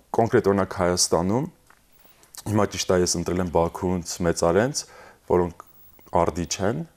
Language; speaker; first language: Armenian; early bilingual, heritage; Armenian